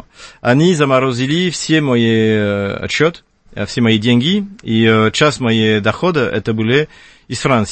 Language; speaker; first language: Russian; non-native, fluent; French